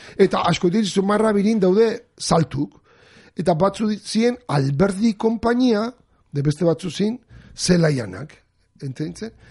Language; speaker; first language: Basque; native; Basque